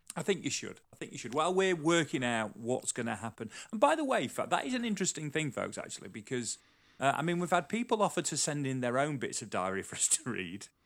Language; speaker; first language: English; native; English